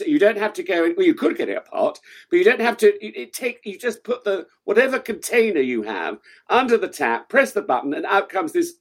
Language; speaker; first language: English; native; English